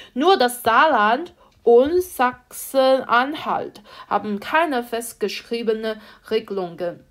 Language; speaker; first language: German; non-native, fluent; Chinese